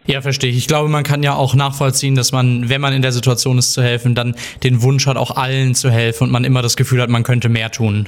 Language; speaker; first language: German; native; German